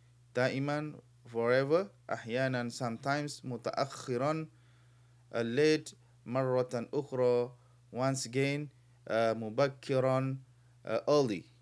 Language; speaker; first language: Arabic; non-native, fluent; Indonesian